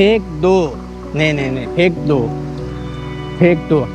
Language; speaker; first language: Korean; non-native, learner; Bangla